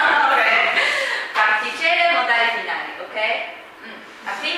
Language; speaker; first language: Italian; non-native, fluent; Chinese